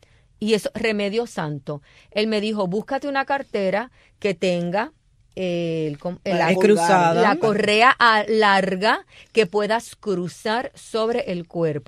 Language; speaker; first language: Spanish; native; Spanish